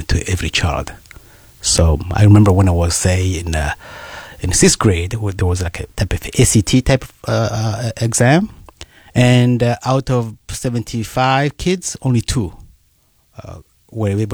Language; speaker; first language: English; non-native, fluent; Rundi